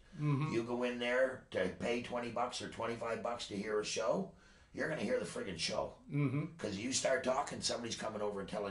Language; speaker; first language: English; native; English